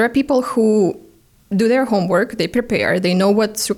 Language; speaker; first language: English; non-native, fluent; Ukrainian